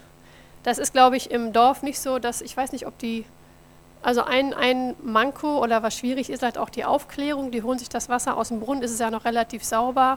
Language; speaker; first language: German; native; German